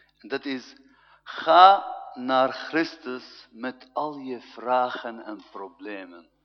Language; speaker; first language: Dutch; non-native, fluent; Arabic